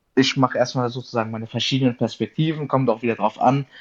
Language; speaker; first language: German; native; German